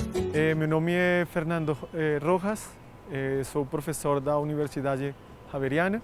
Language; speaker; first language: Portuguese; non-native, fluent; Spanish